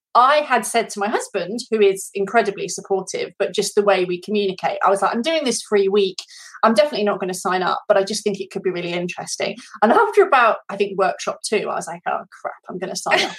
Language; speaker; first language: English; native; English